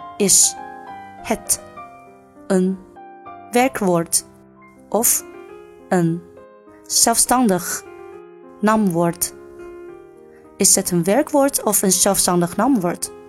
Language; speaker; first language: Dutch; non-native, fluent; Chinese